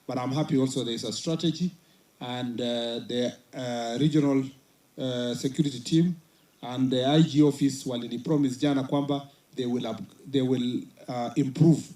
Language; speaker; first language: English; non-native, local second language; Swahili